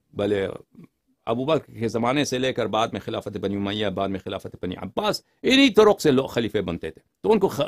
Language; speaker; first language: Urdu; non-native, fluent; Persian